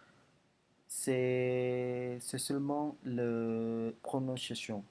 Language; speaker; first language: French; non-native, learner; Indonesian